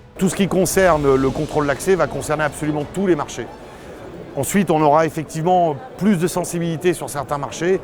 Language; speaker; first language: French; native; French